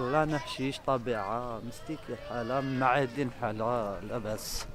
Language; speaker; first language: Arabic; native; Arabic